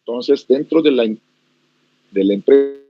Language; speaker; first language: Spanish; native; Spanish